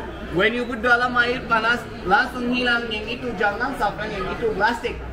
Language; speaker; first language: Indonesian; non-native, learner; Turkish